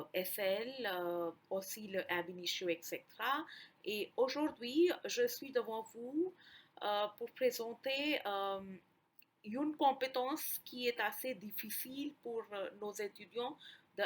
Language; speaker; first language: French; non-native, fluent; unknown